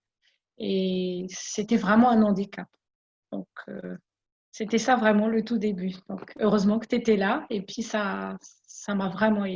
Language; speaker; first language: French; non-native, local second language; Malagasy